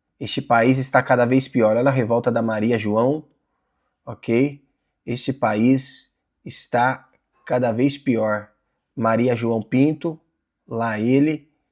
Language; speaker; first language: Portuguese; native; Portuguese